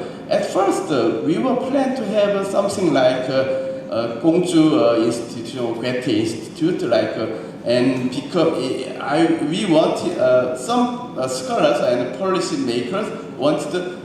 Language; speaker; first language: English; non-native, learner; Korean